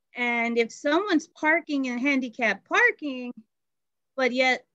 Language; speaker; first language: English; native; English